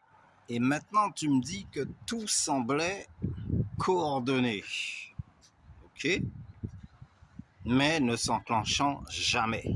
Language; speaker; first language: French; native; French